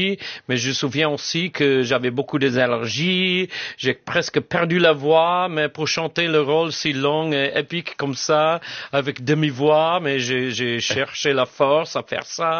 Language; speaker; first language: French; non-native, fluent; English